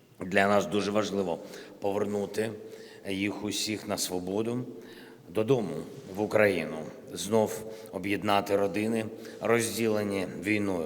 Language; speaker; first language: Ukrainian; non-native, local second language; Russian